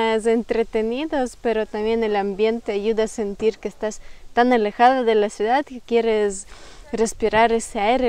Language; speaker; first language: Spanish; non-native, fluent; Ukrainian